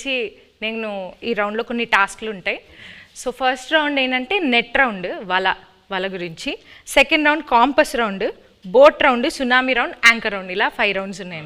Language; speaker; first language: Telugu; native; Telugu